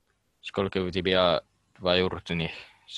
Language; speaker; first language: Russian; non-native, learner; Finnish